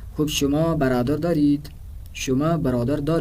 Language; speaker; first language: Persian; non-native, fluent; Urdu